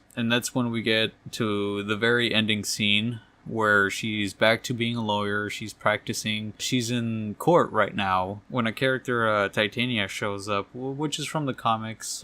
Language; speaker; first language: English; native; English